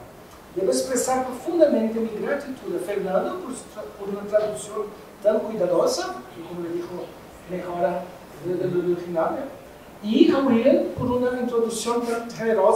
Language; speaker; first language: Spanish; non-native, fluent; Portuguese